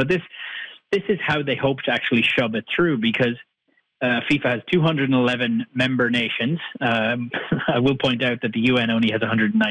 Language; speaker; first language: English; native; English